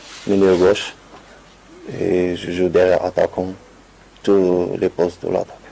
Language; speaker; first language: French; non-native, learner; Arabic